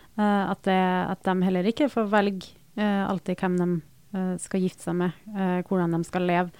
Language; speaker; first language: Norwegian; native; Norwegian